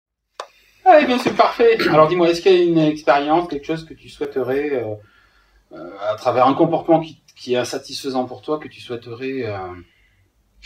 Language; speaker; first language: French; native; French